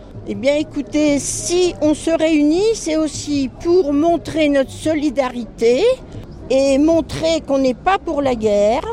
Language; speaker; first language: French; native; French